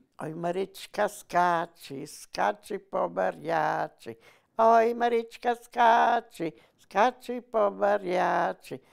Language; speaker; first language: Italian; non-native, local second language; Slovenian